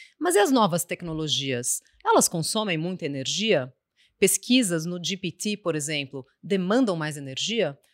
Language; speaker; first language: Portuguese; native; Portuguese